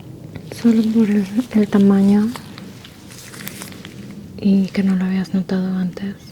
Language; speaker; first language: Spanish; early bilingual, heritage; Spanish